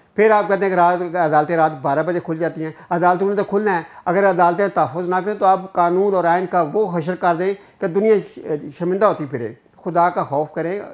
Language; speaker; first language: Urdu; non-native, local second language; Punjabi